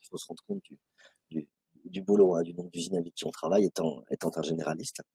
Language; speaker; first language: French; native; French